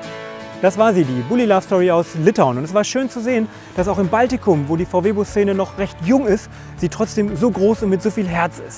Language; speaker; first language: German; native; German